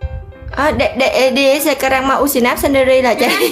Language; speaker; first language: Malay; non-native, learner; Vietnamese